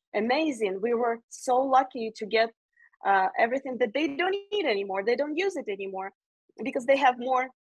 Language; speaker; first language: English; non-native, fluent; Ukrainian